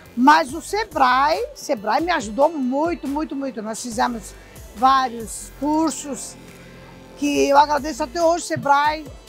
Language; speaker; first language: Portuguese; early bilingual, other home language; Japanese